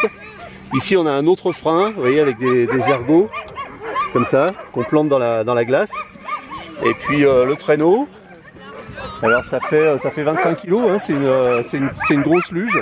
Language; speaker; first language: French; native; French